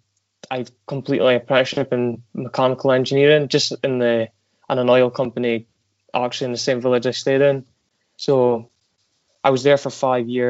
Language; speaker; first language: English; native; English